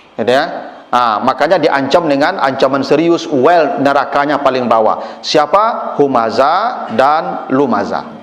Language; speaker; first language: Malay; non-native, local second language; Minangkabau